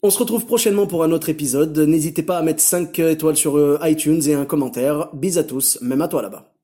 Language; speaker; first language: French; native; French